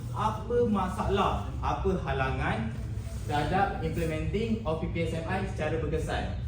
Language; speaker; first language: Malay; native; Malay